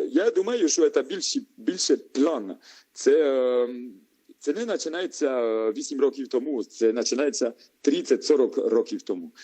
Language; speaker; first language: Ukrainian; non-native, learner; French